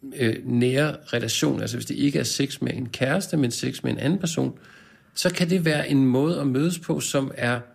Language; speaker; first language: Danish; native; Danish